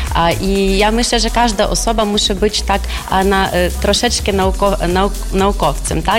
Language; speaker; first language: Polish; non-native, fluent; Ukrainian